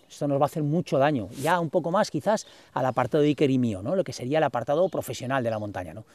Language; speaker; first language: Spanish; native; Spanish